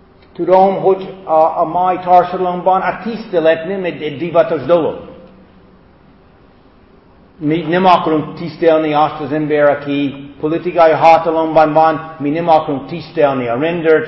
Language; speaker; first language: Hungarian; non-native, fluent; English